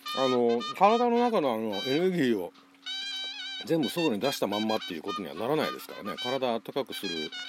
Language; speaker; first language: Japanese; native; Japanese